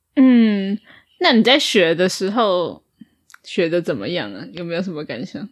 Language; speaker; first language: Chinese; native; Chinese